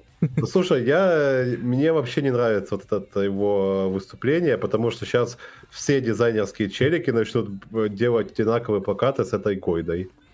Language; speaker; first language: Russian; native; Russian